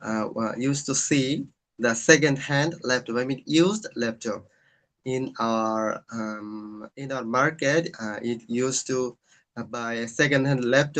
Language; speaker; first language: English; non-native, learner; Bangla